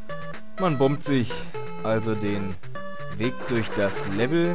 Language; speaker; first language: German; native; German